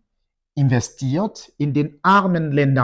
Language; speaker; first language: German; non-native, fluent; French